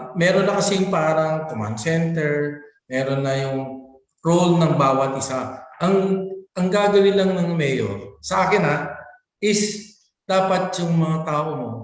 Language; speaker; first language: Filipino; non-native, local second language; Iloko